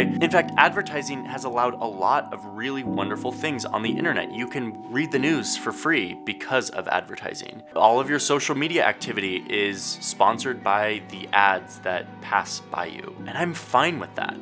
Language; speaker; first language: English; native; English